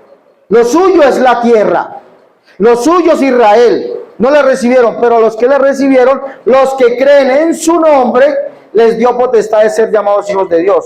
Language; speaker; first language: Spanish; native; Spanish